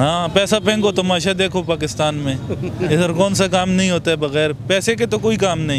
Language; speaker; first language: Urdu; non-native, local second language; Pashto